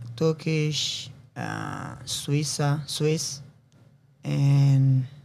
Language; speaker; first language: English; non-native, learner; Portuguese